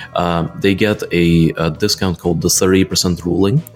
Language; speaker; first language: English; non-native, fluent; Russian